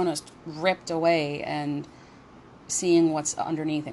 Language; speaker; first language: English; native; English